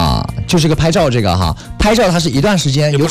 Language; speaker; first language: Chinese; native; Chinese